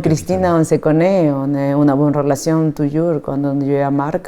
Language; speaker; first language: French; non-native, fluent; Spanish